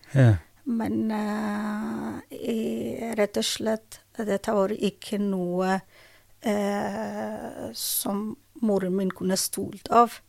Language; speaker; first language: Norwegian; non-native, learner; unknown